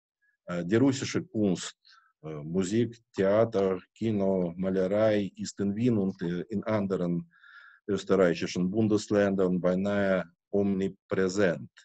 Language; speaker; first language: German; non-native, fluent; Russian